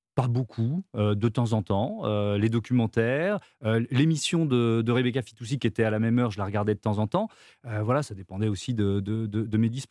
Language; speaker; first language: French; native; French